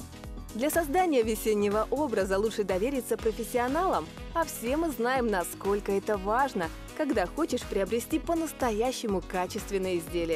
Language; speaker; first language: Russian; native; Russian